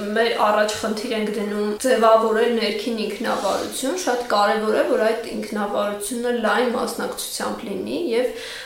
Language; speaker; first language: Armenian; native; Armenian